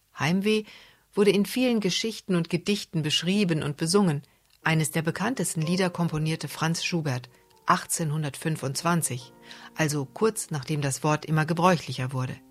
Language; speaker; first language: German; native; German